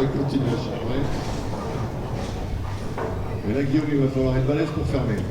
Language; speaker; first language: French; native; French